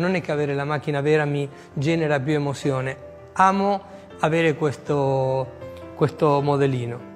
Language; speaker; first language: Italian; non-native, fluent; Spanish